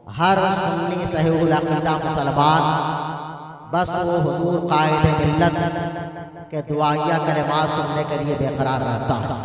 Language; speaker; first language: Urdu; native; Urdu